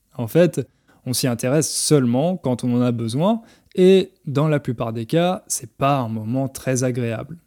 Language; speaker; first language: French; native; French